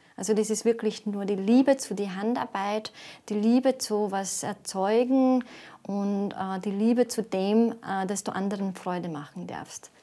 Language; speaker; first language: German; non-native, fluent; Latvian